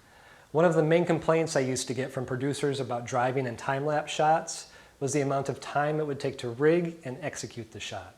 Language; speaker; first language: English; native; English